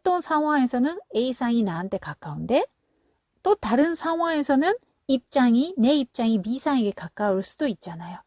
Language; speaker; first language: Korean; non-native, fluent; Japanese